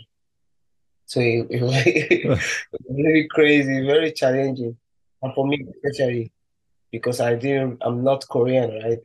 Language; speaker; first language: English; non-native, local second language; Igbo